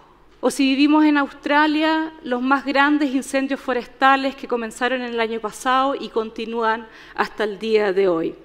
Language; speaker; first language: Spanish; native; Spanish